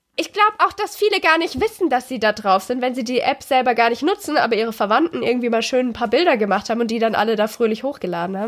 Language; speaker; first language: German; native; German